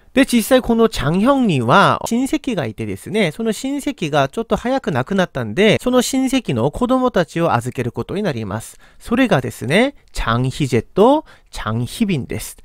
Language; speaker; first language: Japanese; non-native, fluent; Korean